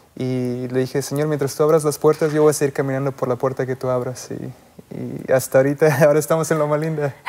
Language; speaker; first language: Spanish; native; Spanish